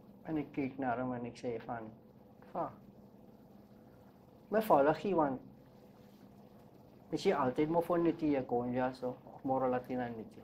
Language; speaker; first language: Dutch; non-native, local second language; Sranan Tongo